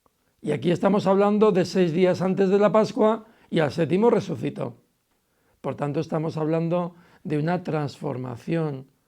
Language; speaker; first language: Spanish; native; Spanish